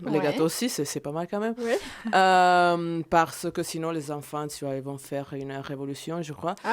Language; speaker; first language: French; non-native, fluent; Italian